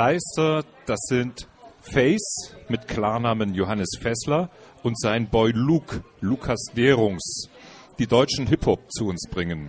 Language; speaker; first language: German; native; German